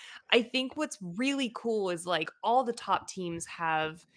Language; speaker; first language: English; native; English